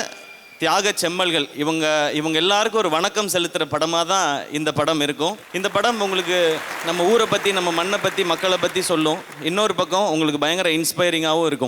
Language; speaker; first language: Tamil; native; Tamil